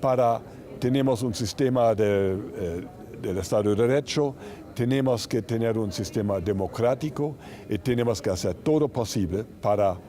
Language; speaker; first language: Spanish; non-native, fluent; German